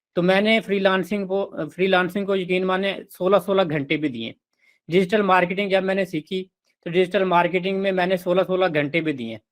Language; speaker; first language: Urdu; non-native, local second language; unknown